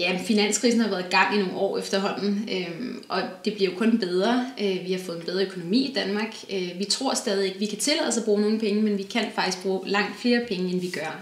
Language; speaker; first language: Danish; native; Danish